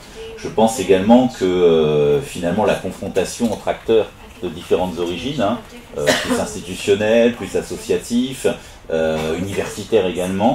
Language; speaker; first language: French; native; French